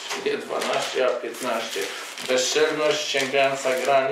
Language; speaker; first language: Polish; native; Polish